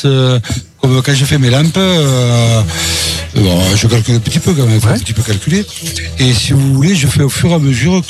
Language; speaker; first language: French; native; French